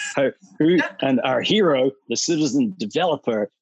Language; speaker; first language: English; native; English